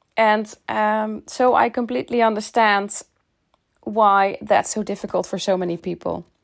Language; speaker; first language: English; non-native, fluent; Dutch